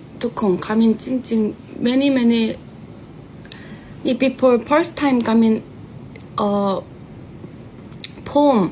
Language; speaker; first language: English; non-native, learner; Korean